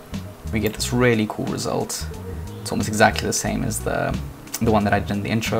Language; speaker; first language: English; native; English